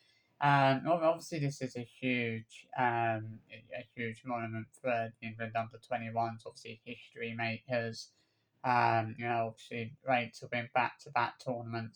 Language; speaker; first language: English; native; English